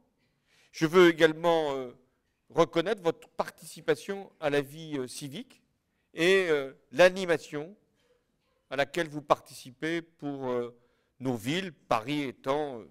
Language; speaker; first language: French; native; French